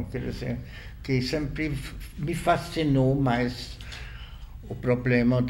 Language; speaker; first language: Portuguese; non-native, fluent; German